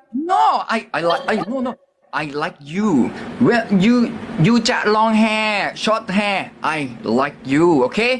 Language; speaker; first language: English; non-native, learner; Thai